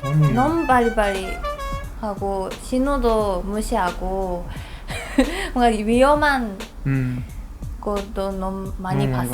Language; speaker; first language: Korean; non-native, fluent; Japanese